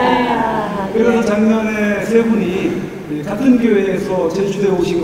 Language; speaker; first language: Korean; native; Korean